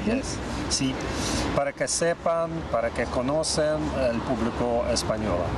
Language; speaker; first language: Spanish; non-native, learner; Russian